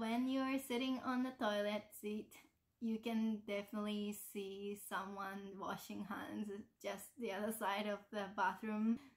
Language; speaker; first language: English; non-native, fluent; Japanese